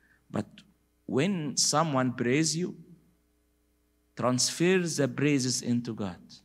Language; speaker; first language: English; non-native, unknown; Arabic